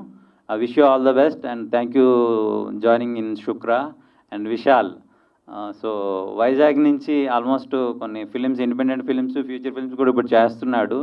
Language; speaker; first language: Telugu; native; Telugu